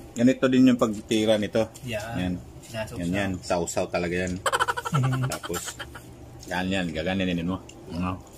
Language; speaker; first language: Filipino; non-native, local second language; Waray